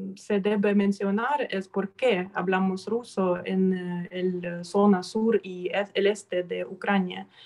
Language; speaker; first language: Spanish; non-native, fluent; Russian